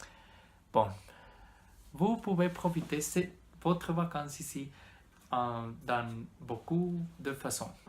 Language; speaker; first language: French; non-native, learner; Spanish